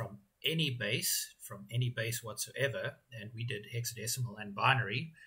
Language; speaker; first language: English; native; English